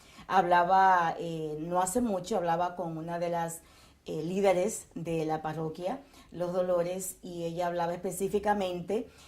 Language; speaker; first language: Spanish; native; Spanish